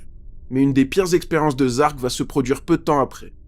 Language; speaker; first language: French; native; French